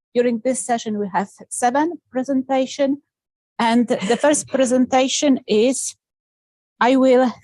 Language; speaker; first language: English; non-native, fluent; Polish